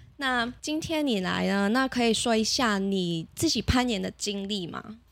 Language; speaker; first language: Chinese; non-native, local second language; Cantonese